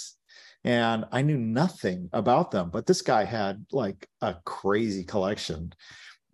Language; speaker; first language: English; native; English